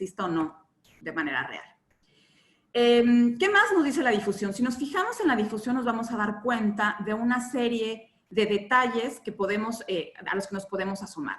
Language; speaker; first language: Spanish; native; Spanish